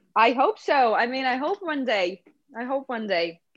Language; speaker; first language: English; non-native, fluent; Russian